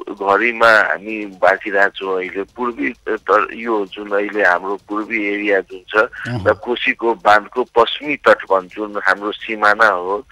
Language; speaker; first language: Nepali; non-native, local second language; Maithili